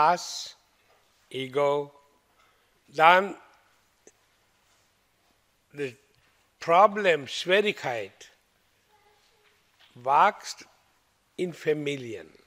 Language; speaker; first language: German; non-native, learner; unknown